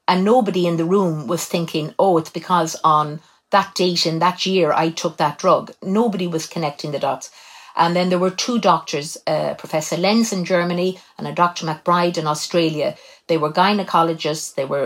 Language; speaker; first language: English; native; English